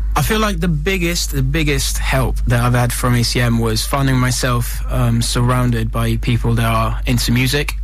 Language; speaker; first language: English; non-native, fluent; Italian